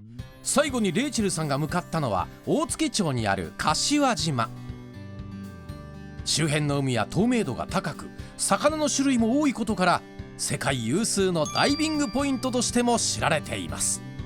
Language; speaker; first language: Japanese; native; Japanese